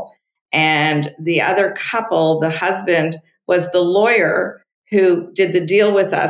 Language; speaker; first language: English; non-native, fluent; French